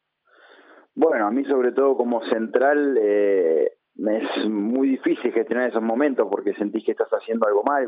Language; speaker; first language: Spanish; native; Spanish